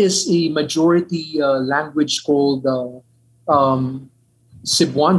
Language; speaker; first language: English; non-native, local second language; Min Nan Chinese